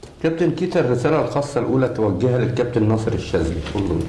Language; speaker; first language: Arabic; native; Arabic